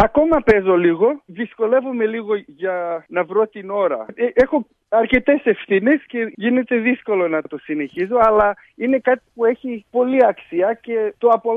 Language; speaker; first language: Greek; early bilingual, heritage; English